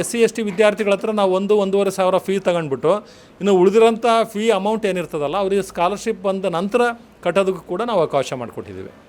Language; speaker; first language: Kannada; native; Kannada